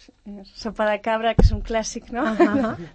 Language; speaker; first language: Catalan; non-native, local second language; French